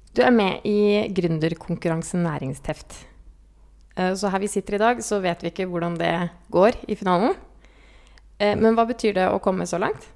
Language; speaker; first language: Norwegian; native; Norwegian